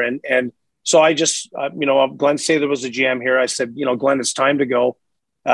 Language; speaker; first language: English; native; English